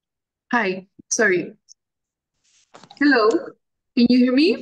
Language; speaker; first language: English; non-native, fluent; Spanish